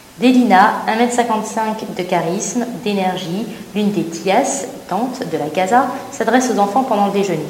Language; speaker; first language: French; native; French